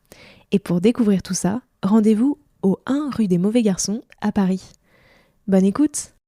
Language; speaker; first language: French; native; French